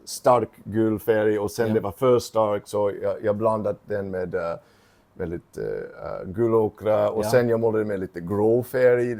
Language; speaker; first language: Swedish; non-native, fluent; English